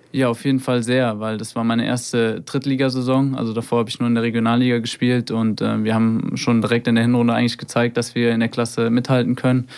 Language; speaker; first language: German; native; German